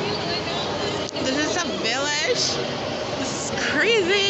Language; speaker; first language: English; non-native, learner; Portuguese